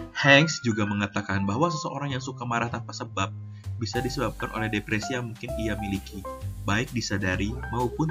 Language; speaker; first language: Indonesian; native; Indonesian